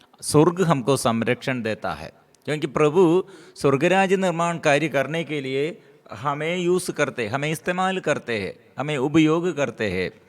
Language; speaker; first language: Hindi; non-native, local second language; Malayalam